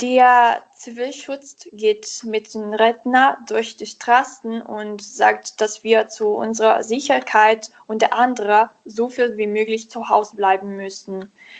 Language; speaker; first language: German; non-native, learner; Italian